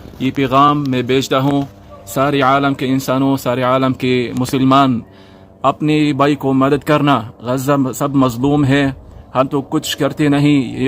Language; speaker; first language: Urdu; non-native, learner; Arabic